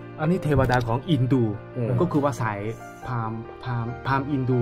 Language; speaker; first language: Thai; non-native, fluent; Cantonese